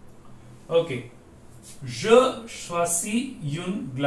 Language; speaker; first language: French; non-native, learner; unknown